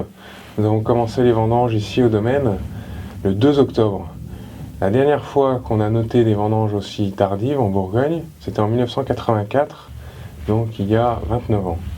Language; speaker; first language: French; native; French